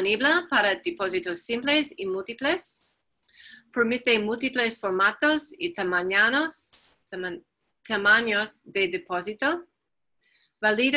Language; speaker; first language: Spanish; non-native, fluent; English